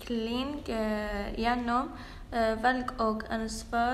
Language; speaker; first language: Norwegian; non-native, local second language; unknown